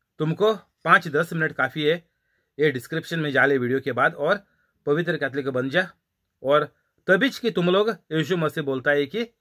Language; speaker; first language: Hindi; non-native, local second language; Marathi